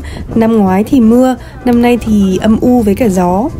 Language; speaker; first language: Vietnamese; native; Vietnamese